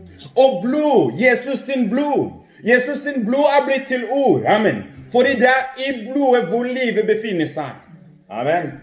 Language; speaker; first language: Norwegian; non-native, fluent; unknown